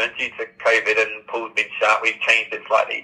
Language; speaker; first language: English; native; English